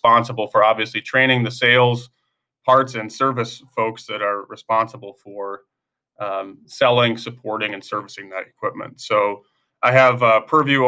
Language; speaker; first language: English; native; English